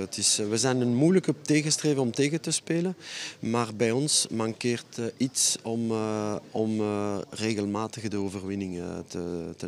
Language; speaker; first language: Dutch; non-native, fluent; French